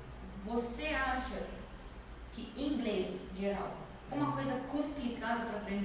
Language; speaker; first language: Portuguese; non-native, learner; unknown